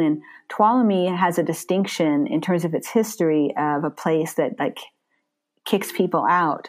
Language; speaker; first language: English; native; English